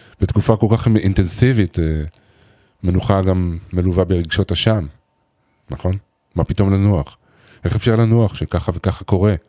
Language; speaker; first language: Hebrew; native; Hebrew